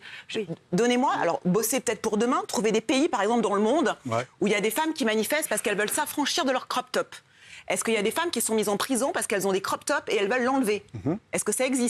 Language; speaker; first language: French; native; French